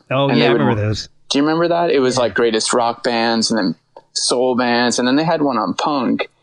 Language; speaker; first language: English; native; English